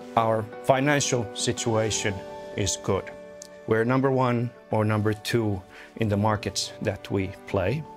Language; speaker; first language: English; non-native, fluent; Finnish